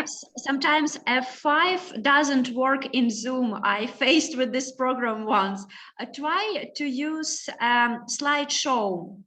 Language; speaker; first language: English; non-native, learner; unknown